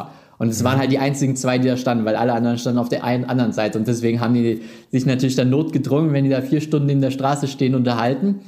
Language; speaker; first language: German; native; German